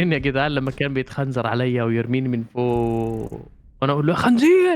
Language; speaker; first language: Arabic; native; Arabic